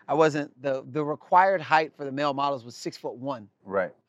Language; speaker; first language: English; native; English